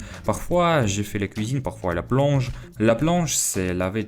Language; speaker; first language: French; non-native, fluent; Russian